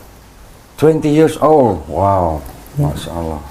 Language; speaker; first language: English; non-native, fluent; Indonesian